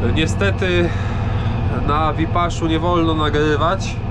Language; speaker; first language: Polish; native; Polish